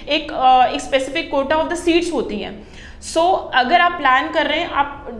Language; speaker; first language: Hindi; non-native, local second language; Punjabi